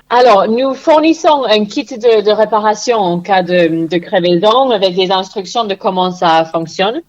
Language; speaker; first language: French; non-native, fluent; English